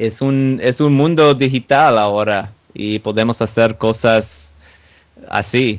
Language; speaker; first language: Spanish; non-native, learner; English